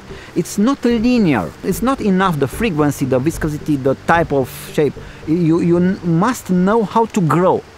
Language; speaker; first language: English; non-native, fluent; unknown